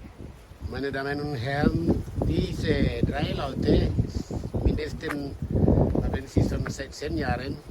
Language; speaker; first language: German; non-native, learner; Indonesian